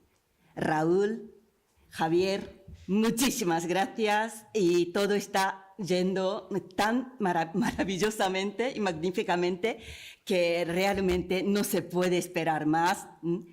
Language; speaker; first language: Spanish; non-native, fluent; Japanese